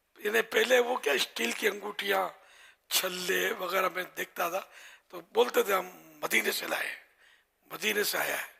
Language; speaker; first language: Urdu; non-native, local second language; Memoni